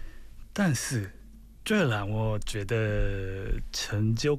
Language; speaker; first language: Chinese; non-native, fluent; Korean